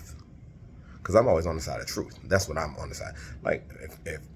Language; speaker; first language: English; native; English